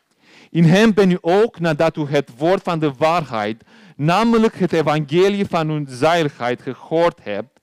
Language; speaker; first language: Dutch; non-native, learner; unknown